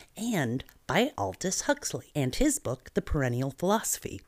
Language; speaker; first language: English; native; English